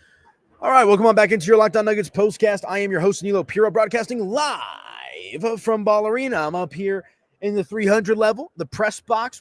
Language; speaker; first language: English; native; English